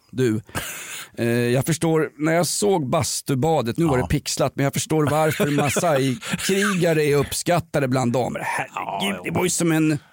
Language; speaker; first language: Swedish; native; Swedish